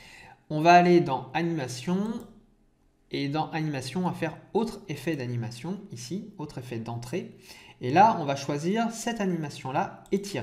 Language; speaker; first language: French; native; French